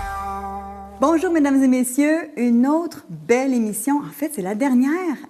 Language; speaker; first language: French; native; French